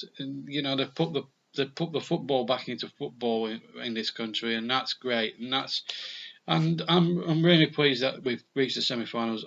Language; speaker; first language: English; native; English